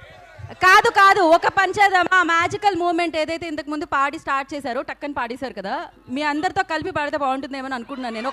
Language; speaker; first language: Telugu; native; Telugu